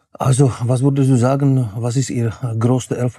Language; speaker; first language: German; non-native, fluent; Czech